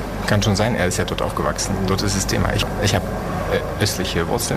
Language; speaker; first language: German; early bilingual, other home language; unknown